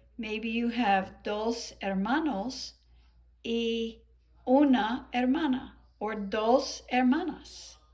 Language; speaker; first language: Spanish; non-native, fluent; English